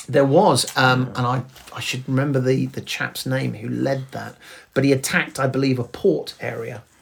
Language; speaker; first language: English; native; English